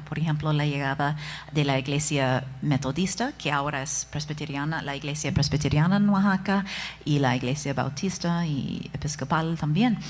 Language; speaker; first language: Spanish; non-native, fluent; English